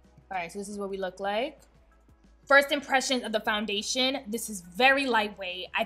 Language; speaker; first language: English; early bilingual, other home language; Spanish